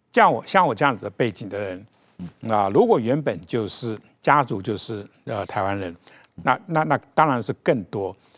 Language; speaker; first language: Chinese; native; Chinese